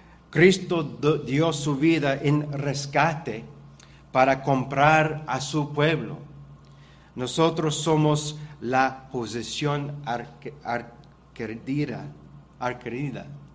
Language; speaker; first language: Spanish; non-native, fluent; English